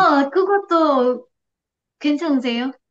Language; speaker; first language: Korean; non-native, learner; Indonesian